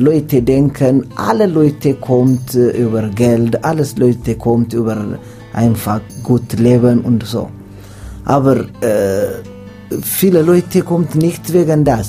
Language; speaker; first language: German; non-native, learner; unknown